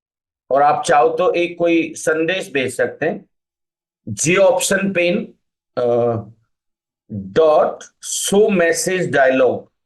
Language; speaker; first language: Hindi; native; Hindi